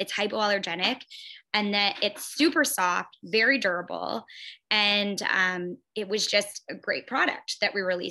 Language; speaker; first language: English; native; English